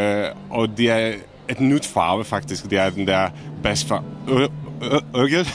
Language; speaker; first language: Danish; non-native, fluent; Czech